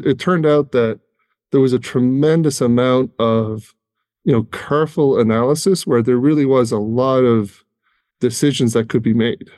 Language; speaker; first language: English; native; English